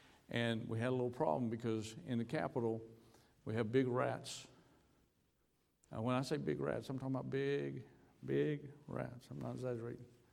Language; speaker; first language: English; native; English